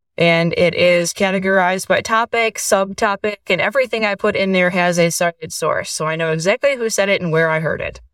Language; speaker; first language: English; native; English